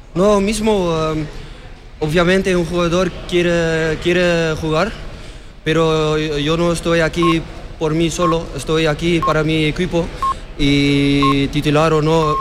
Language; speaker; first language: Spanish; non-native, learner; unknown